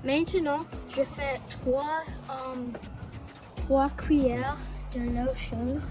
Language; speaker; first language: French; non-native, learner; English